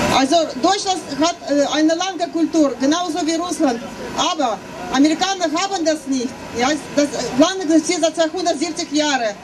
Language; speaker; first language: German; non-native, fluent; Russian